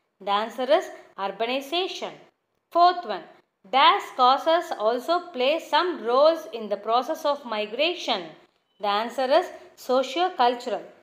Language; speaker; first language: English; non-native, local second language; Tamil